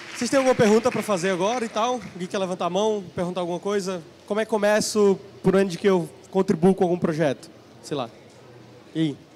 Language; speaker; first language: Portuguese; native; Portuguese